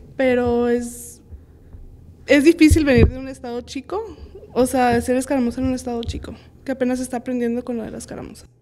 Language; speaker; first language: Spanish; early bilingual, heritage; Spanish